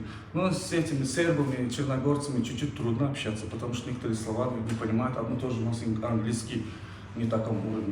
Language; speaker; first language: Russian; non-native, fluent; Azerbaijani